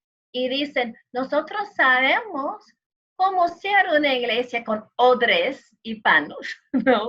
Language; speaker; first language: Spanish; non-native, fluent; English